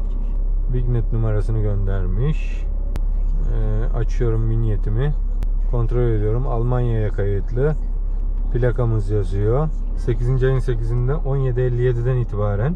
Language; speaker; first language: Turkish; early bilingual, heritage; Turkish